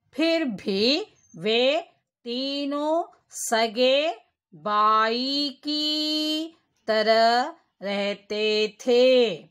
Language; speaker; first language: Hindi; non-native, local second language; Kannada